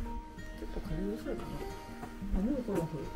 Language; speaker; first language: Japanese; native; Japanese